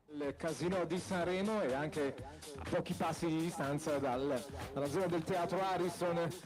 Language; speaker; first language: Italian; native; Italian